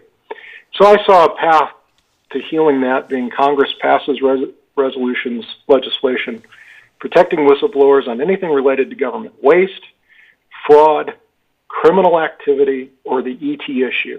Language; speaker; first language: English; native; English